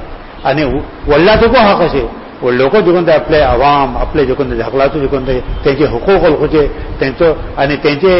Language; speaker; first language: Marathi; non-native, local second language; Urdu